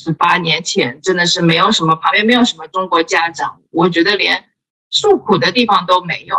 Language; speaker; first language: Chinese; native; Chinese